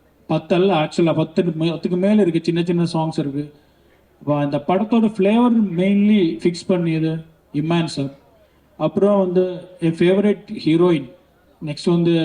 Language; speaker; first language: Tamil; non-native, learner; Malayalam